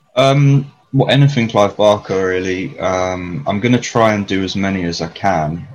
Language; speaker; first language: English; native; English